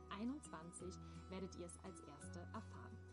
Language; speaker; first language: German; native; German